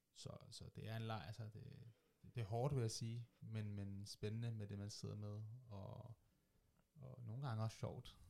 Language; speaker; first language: Danish; early bilingual, other home language; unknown